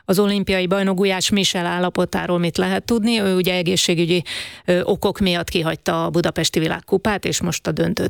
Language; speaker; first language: Hungarian; native; Hungarian